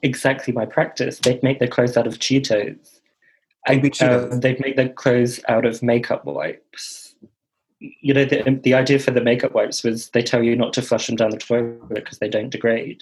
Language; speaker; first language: English; native; English